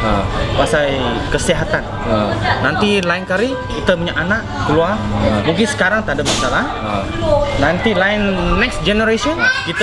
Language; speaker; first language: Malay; non-native, local second language; Cantonese